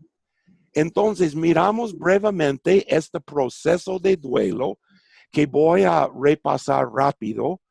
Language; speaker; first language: Spanish; non-native, fluent; English